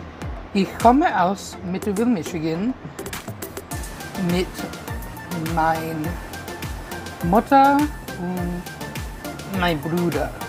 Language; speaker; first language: German; non-native, learner; English